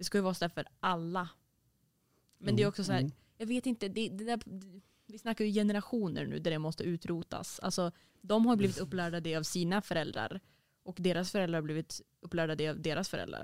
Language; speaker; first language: Swedish; native; Swedish